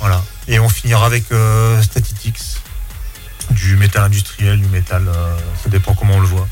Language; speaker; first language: French; native; French